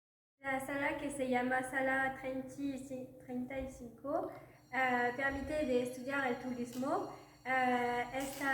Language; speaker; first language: Spanish; non-native, learner; French